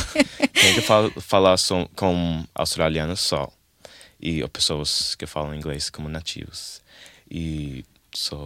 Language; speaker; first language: Portuguese; non-native, learner; English